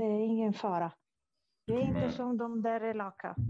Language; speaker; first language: Swedish; non-native, fluent; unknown